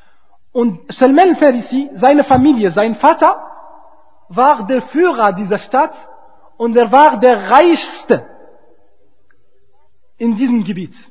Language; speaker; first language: German; non-native, fluent; Arabic